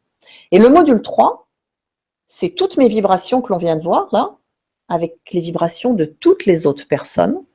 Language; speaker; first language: French; native; French